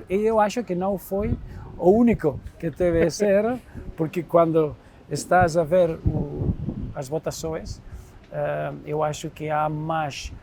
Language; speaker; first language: Portuguese; non-native, fluent; Spanish